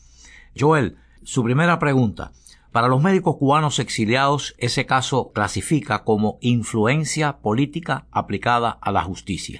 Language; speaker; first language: Spanish; native; Spanish